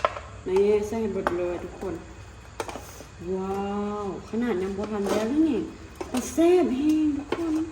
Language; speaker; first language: Thai; non-native, local second language; Lao